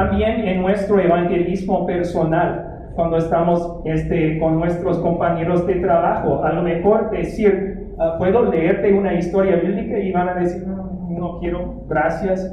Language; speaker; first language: Spanish; non-native, fluent; English